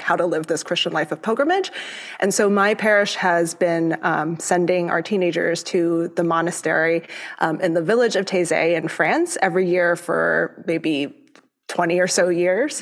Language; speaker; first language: English; early bilingual, other home language; Cantonese